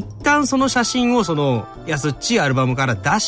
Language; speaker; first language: Japanese; native; Japanese